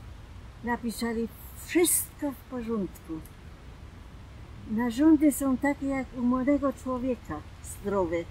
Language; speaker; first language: Polish; non-native, local second language; German